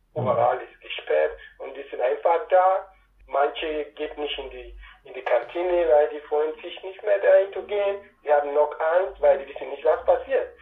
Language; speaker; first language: German; non-native, learner; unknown